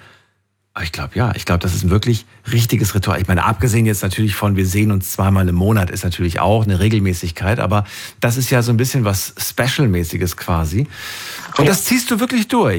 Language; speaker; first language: German; native; German